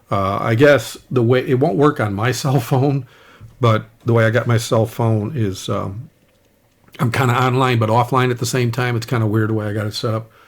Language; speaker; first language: English; native; English